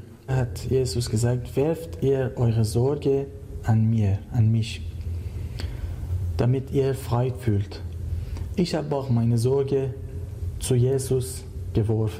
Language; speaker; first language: German; non-native, learner; Persian